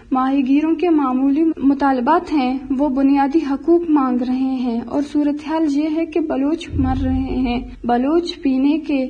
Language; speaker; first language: Urdu; non-native, local second language; Baluchi